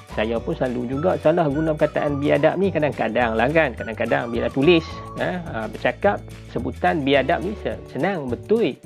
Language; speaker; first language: Malay; native; Malay